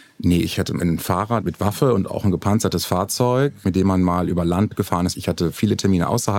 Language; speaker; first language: German; native; German